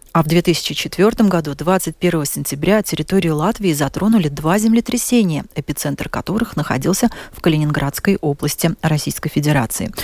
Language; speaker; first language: Russian; native; Russian